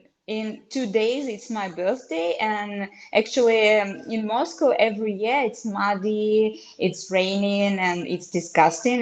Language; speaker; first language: English; non-native, fluent; Russian